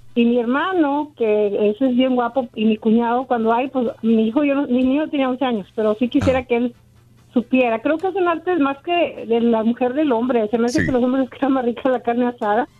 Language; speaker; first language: Spanish; native; Spanish